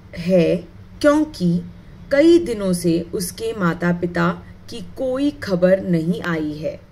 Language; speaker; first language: Hindi; non-native, local second language; Marathi